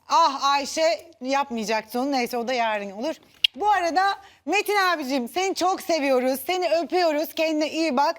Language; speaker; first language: Turkish; native; Turkish